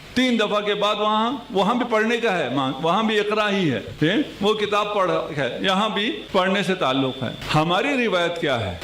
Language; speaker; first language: Urdu; non-native, local second language; Punjabi